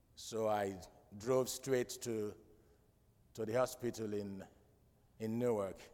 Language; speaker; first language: English; non-native, local second language; Krio